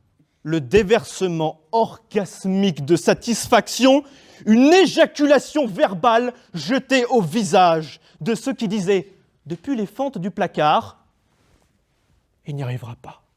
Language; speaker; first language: French; native; French